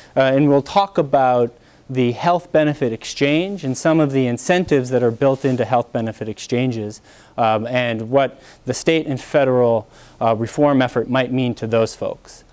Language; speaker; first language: English; native; English